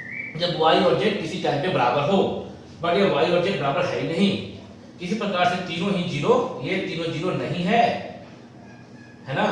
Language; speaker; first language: Hindi; native; Hindi